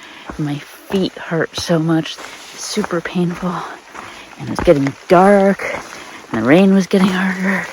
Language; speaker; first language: English; native; English